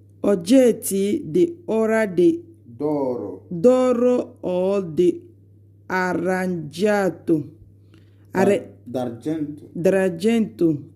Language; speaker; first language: Italian; non-native, learner; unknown